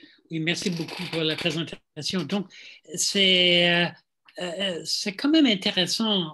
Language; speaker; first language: French; non-native, fluent; English